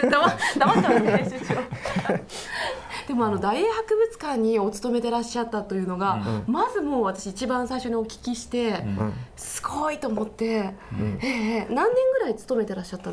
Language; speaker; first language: Japanese; native; Japanese